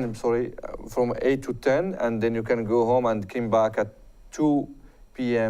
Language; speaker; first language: English; non-native, fluent; Arabic